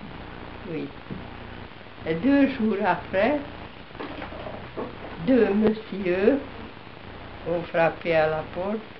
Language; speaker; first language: French; non-native, fluent; Hungarian